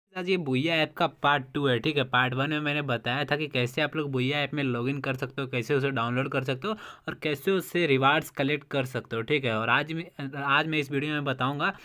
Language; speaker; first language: Hindi; native; Hindi